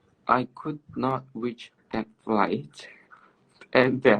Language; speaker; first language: English; non-native, learner; Cantonese